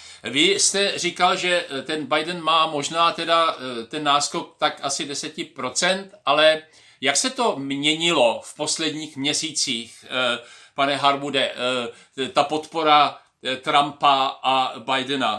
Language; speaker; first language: Czech; native; Czech